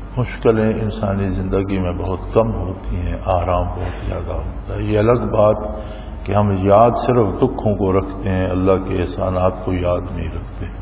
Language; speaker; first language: Urdu; non-native, local second language; Punjabi